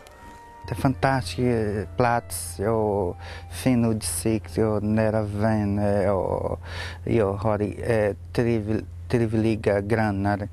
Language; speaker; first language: Swedish; non-native, learner; Portuguese